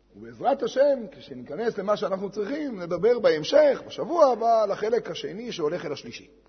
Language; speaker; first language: Hebrew; native; Hebrew